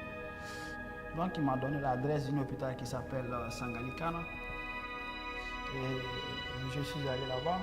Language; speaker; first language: French; non-native, local second language; Bambara